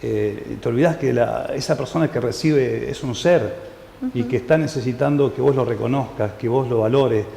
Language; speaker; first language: Spanish; native; Spanish